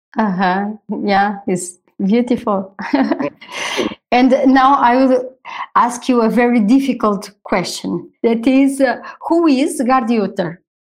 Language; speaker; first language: English; non-native, fluent; Portuguese